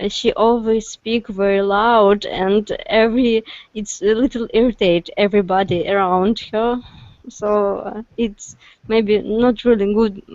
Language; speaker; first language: English; non-native, learner; Russian